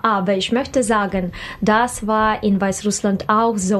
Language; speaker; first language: German; non-native, learner; Russian